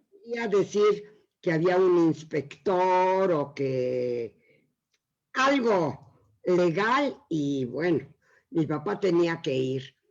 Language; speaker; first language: Spanish; early bilingual, other home language; Yiddish